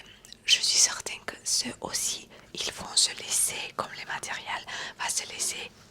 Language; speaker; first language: French; non-native, fluent; Romanian